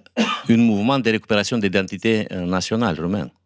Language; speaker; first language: French; non-native, fluent; Romanian